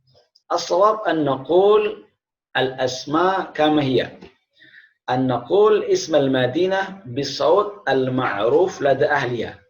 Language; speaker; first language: Arabic; non-native, fluent; Indonesian